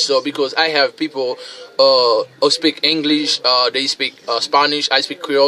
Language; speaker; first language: English; non-native, fluent; Haitian Creole